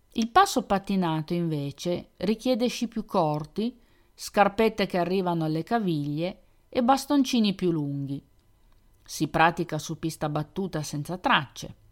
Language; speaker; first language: Italian; native; Italian